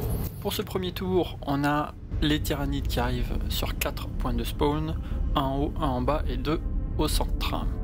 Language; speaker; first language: French; native; French